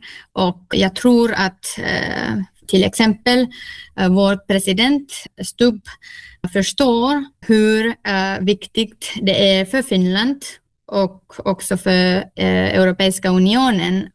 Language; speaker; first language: Swedish; non-native, local second language; Finnish